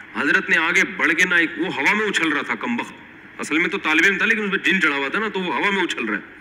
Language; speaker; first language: Urdu; native; Urdu